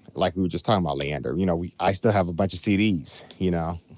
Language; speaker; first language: English; native; English